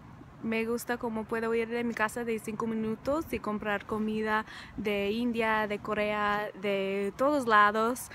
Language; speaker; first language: Spanish; non-native, learner; English